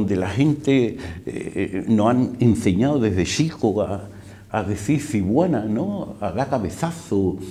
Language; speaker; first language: Spanish; native; Spanish